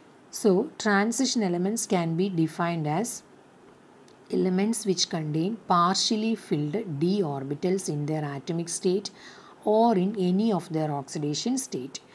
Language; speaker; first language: English; non-native, local second language; Malayalam